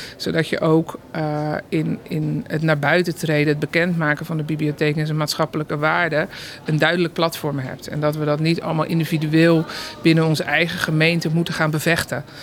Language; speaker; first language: Dutch; native; Dutch